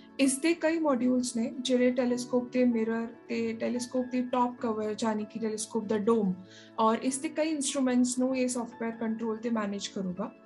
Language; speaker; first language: Punjabi; non-native, local second language; Tamil